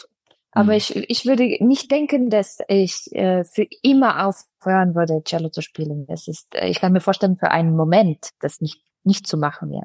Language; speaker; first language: German; non-native, fluent; Russian